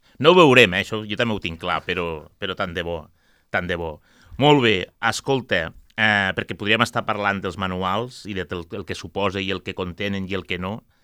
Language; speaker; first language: Catalan; native; Catalan